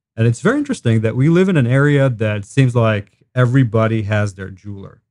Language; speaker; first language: English; non-native, fluent; Hebrew